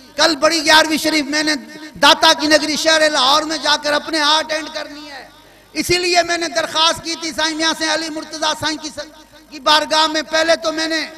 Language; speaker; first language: Urdu; non-native, local second language; Sindhi